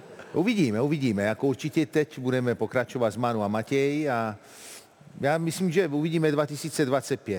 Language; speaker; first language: Czech; non-native, fluent; Italian